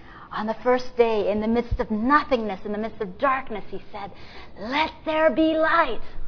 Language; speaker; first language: English; native; English